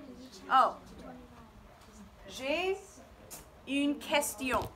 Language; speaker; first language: French; non-native, fluent; English